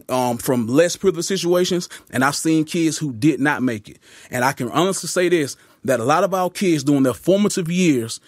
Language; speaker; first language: English; native; English